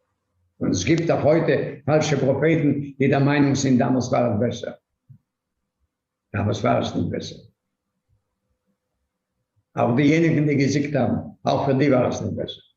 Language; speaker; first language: German; non-native, fluent; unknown